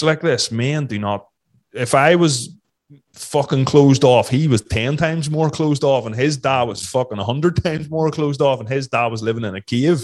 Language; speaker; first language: English; native; English